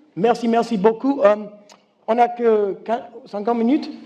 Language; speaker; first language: French; non-native, learner; English